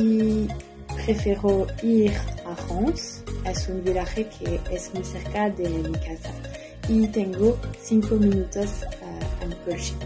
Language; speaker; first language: Spanish; non-native, learner; French